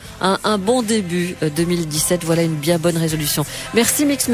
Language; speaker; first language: French; native; French